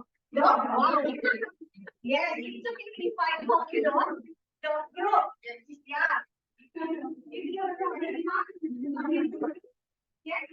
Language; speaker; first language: English; non-native, fluent; Indonesian